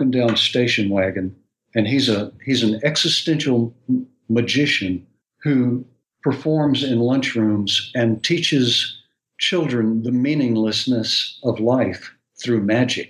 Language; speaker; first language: English; native; English